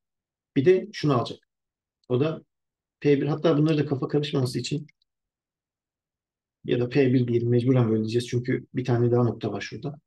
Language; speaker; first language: Turkish; native; Turkish